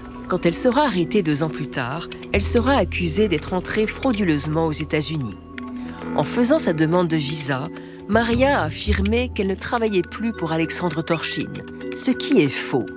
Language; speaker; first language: French; native; French